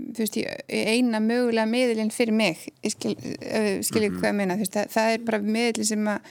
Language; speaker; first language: Icelandic; native; Icelandic